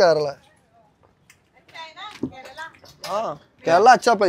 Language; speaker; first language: Hindi; non-native, local second language; Malayalam